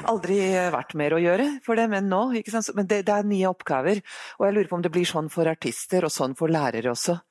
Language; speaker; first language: Norwegian; non-native, fluent; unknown